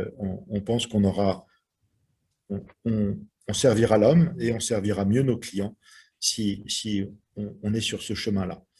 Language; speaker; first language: French; native; French